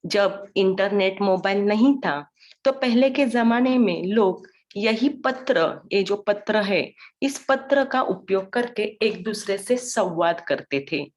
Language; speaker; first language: Hindi; non-native, local second language; Marathi